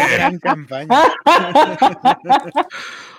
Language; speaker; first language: Spanish; native; Spanish